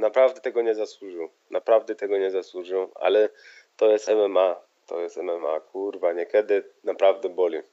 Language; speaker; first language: Polish; early bilingual, heritage; Polish